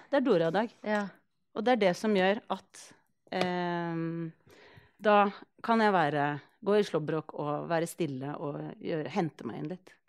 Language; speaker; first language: Norwegian; early bilingual, other home language; Icelandic